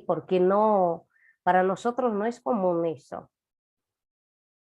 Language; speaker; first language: Spanish; non-native, fluent; Portuguese